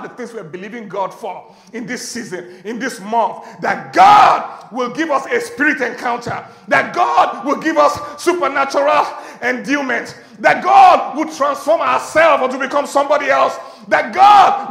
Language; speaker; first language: English; non-native, local second language; Yoruba